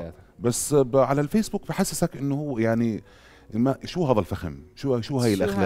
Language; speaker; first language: Arabic; native; Arabic